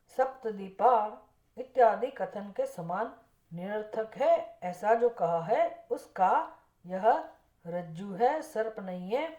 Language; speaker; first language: Hindi; non-native, local second language; Gujarati